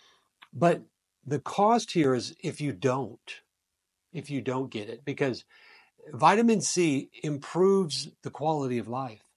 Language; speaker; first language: English; native; English